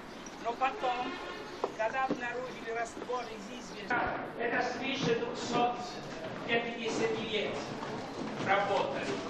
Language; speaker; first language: Russian; non-native, fluent; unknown